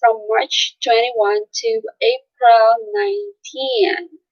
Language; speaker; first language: English; non-native, local second language; Filipino